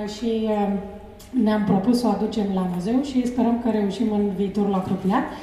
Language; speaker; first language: Romanian; native; Romanian